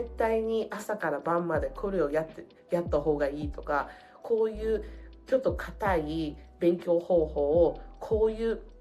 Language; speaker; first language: Japanese; non-native, fluent; English